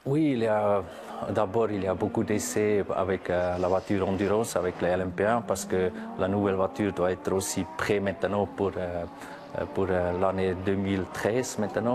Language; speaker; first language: French; non-native, local second language; German